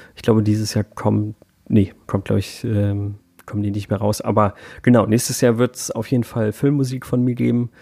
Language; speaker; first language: German; native; German